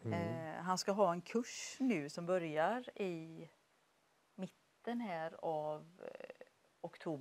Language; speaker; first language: Swedish; native; Swedish